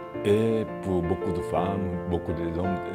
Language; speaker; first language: French; non-native, fluent; Japanese